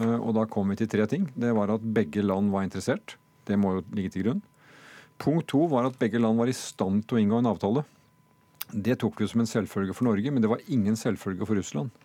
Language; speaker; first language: Norwegian; native; Norwegian